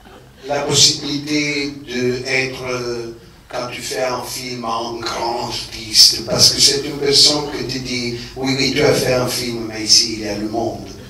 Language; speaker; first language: French; non-native, fluent; Italian